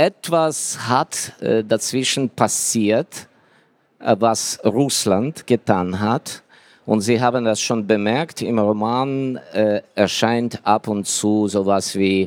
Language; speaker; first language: German; non-native, fluent; Ukrainian